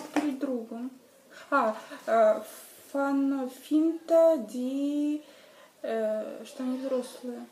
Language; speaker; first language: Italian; non-native, learner; Russian